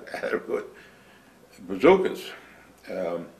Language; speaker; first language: English; native; English